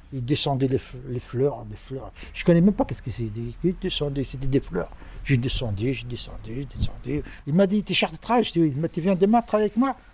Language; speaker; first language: French; non-native, learner; Arabic